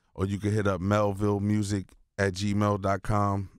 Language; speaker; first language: English; native; English